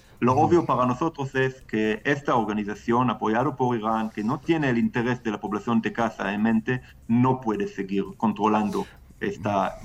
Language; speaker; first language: Spanish; non-native, fluent; Hebrew